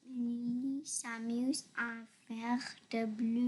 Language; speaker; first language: French; non-native, learner; English